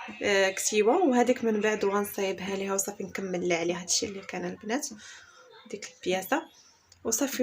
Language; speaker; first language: Arabic; native; Arabic